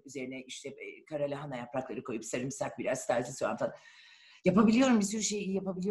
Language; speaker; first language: Turkish; native; Turkish